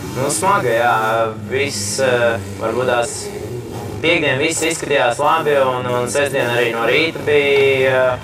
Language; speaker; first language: Latvian; native; Latvian